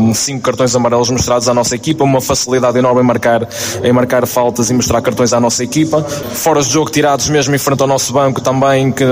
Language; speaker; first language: Portuguese; native; Portuguese